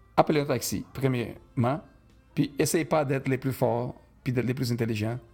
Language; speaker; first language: French; non-native, fluent; Portuguese